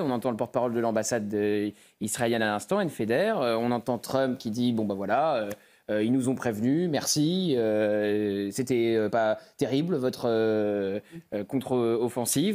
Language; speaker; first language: French; native; French